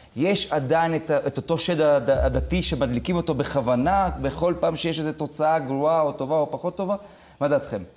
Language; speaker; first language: Hebrew; native; Hebrew